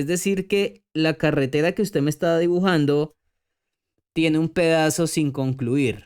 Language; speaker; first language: Spanish; native; Spanish